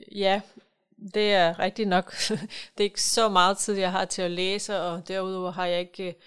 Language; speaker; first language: Danish; non-native, fluent; Ukrainian